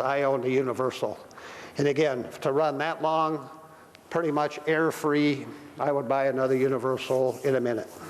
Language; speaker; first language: English; native; English